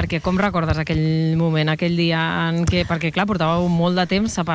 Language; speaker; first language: Catalan; native; Catalan